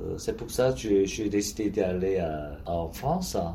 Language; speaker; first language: French; non-native, learner; Korean